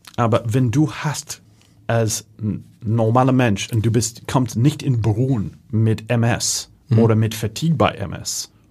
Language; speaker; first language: German; non-native, fluent; English